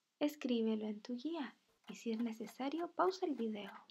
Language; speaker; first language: Spanish; native; Spanish